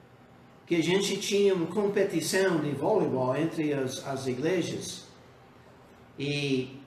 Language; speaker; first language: Portuguese; non-native, fluent; English